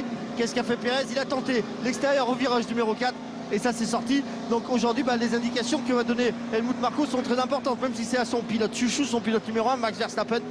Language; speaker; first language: French; native; French